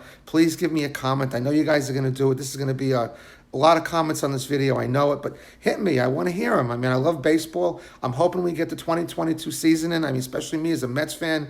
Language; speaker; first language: English; native; English